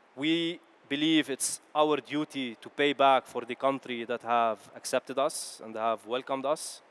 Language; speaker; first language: English; non-native, fluent; Arabic